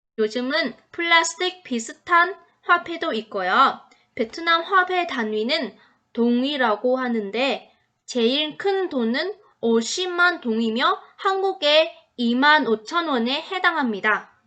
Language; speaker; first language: Korean; non-native, fluent; Vietnamese